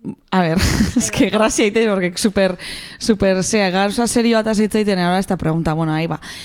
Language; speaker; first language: Spanish; non-native, local second language; Basque